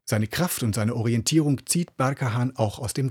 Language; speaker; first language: German; native; German